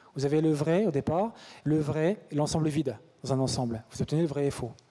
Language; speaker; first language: French; native; French